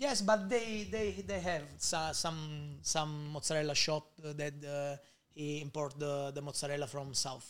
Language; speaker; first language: English; non-native, learner; Italian